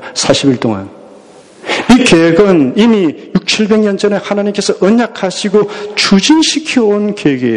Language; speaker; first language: Korean; native; Korean